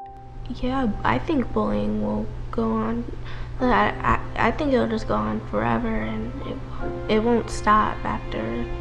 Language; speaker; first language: English; native; English